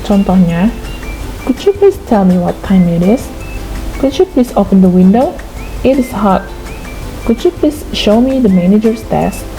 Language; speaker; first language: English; non-native, fluent; Indonesian